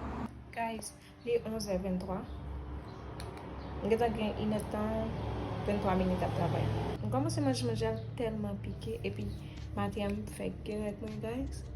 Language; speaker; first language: French; non-native, learner; Haitian Creole